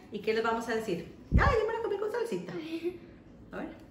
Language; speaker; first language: Spanish; native; Spanish